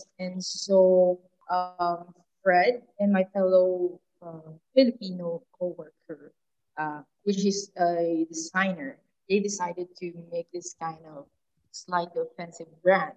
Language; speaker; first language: English; non-native, local second language; Filipino